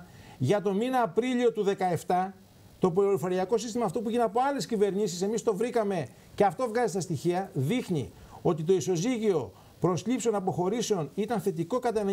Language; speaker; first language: Greek; native; Greek